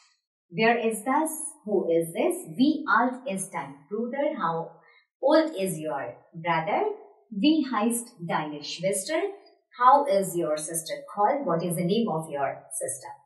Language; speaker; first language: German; non-native, fluent; Hindi